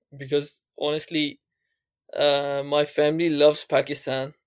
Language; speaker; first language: English; non-native, local second language; Urdu